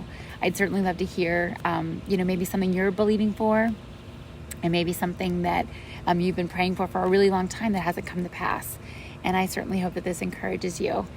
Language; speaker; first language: English; native; English